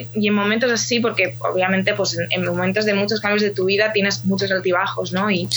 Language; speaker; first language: Spanish; early bilingual, other home language; Ukrainian